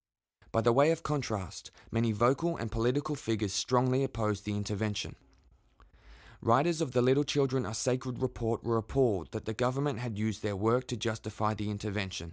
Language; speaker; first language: English; native; English